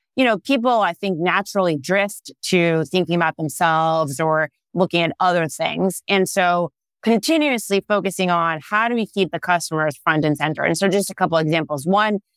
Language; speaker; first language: English; non-native, fluent; Hebrew